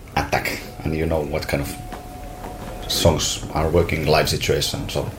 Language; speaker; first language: English; non-native, fluent; Finnish